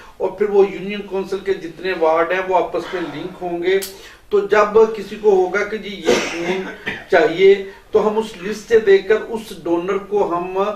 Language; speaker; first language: Urdu; non-native, local second language; Pahari-Potwari